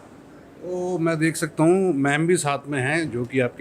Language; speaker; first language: Hindi; native; Hindi